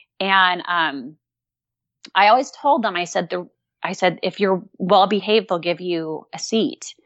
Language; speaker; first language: English; native; English